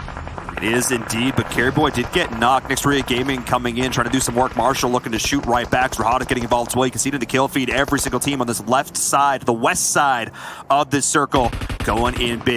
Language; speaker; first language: English; native; English